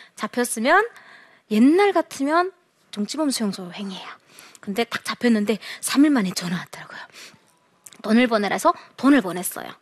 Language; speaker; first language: Korean; native; Korean